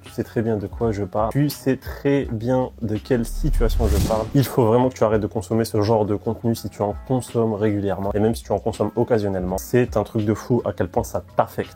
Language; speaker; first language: French; native; French